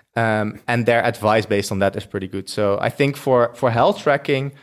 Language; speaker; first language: English; non-native, fluent; Dutch